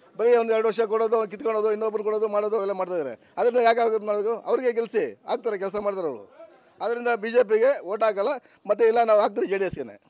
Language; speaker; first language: Kannada; native; Kannada